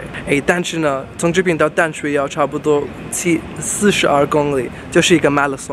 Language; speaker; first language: Chinese; non-native, fluent; Hindi